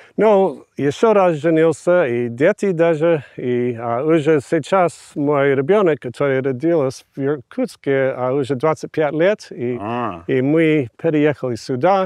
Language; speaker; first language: Russian; non-native, fluent; English